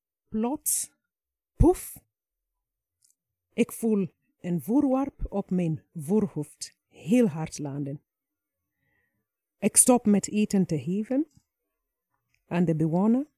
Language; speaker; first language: Dutch; non-native, fluent; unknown